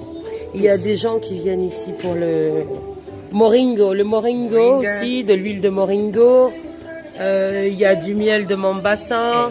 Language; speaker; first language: French; native; French